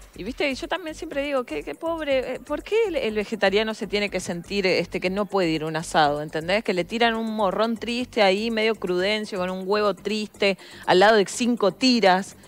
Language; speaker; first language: Spanish; native; Spanish